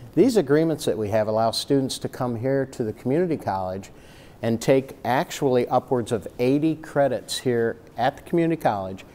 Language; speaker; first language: English; native; English